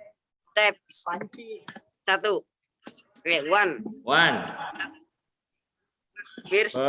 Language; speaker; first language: English; non-native, learner; Indonesian